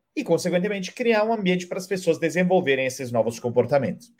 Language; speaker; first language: Portuguese; non-native, fluent; Italian